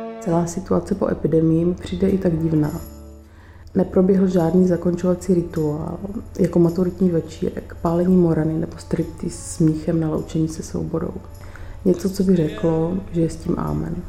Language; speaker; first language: Czech; native; Czech